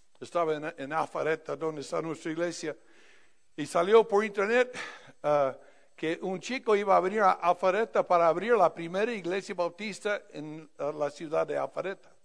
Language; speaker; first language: Spanish; non-native, fluent; English